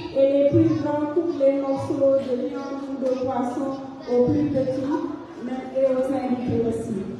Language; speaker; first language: French; non-native, local second language; Fula